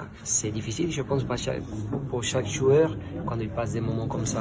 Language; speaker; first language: French; non-native, fluent; Spanish